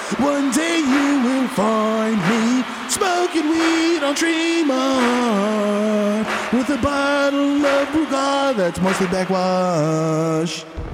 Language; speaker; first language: English; native; English